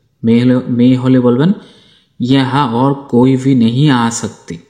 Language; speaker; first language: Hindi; non-native, fluent; Bangla